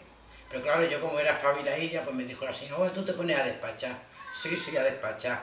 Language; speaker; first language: Spanish; native; Spanish